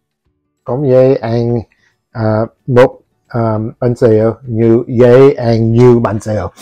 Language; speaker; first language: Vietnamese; non-native, learner; Italian